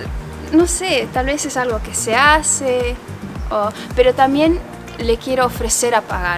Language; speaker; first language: Spanish; early bilingual, heritage; Spanish